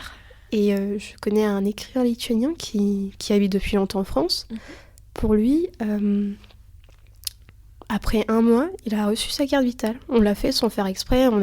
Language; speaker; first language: French; early bilingual, other home language; Lithuanian